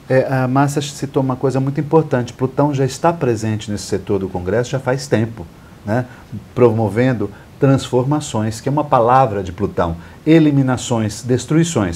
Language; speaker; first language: Portuguese; native; Portuguese